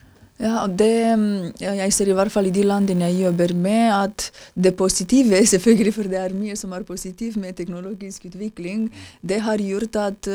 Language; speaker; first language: Norwegian; non-native, fluent; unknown